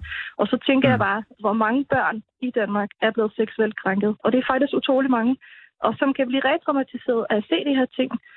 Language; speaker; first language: Danish; native; Danish